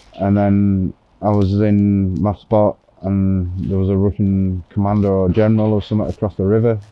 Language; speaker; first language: English; native; English